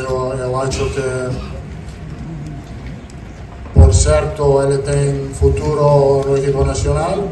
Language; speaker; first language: Portuguese; non-native, fluent; Italian